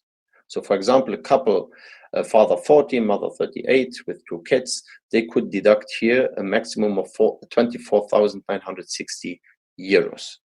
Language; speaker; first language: English; non-native, fluent; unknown